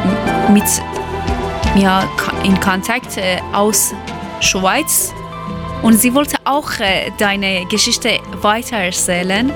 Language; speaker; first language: German; non-native, learner; Persian